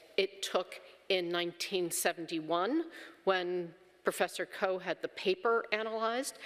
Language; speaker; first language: English; native; English